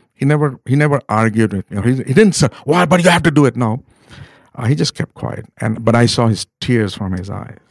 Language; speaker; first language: English; non-native, local second language; Urdu